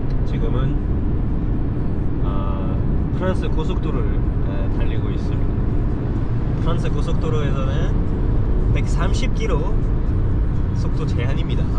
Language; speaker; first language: Korean; non-native, fluent; French